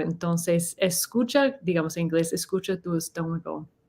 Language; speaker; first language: Spanish; non-native, learner; English